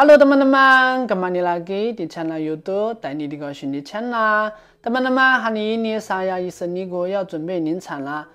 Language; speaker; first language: Chinese; native; Chinese